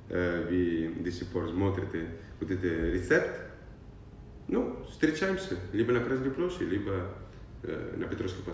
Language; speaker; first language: Russian; non-native, learner; Italian